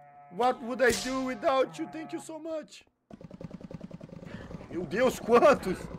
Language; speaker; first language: English; non-native, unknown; Portuguese